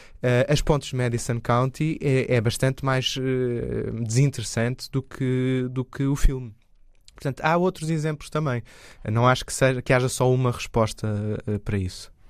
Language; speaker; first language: Portuguese; native; Portuguese